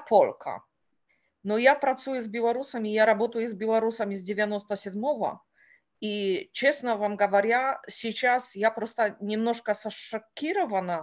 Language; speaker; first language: Russian; non-native, fluent; Polish